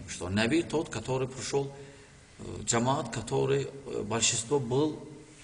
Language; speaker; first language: Russian; non-native, learner; Azerbaijani